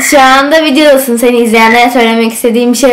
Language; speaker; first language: Turkish; native; Turkish